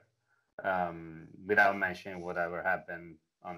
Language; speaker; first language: English; non-native, fluent; Italian